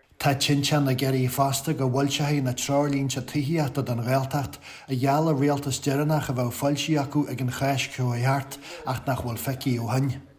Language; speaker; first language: Irish; native; Irish